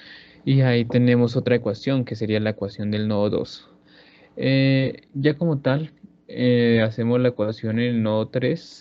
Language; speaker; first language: Spanish; native; Spanish